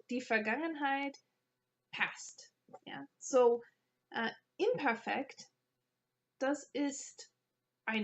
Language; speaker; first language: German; non-native, fluent; English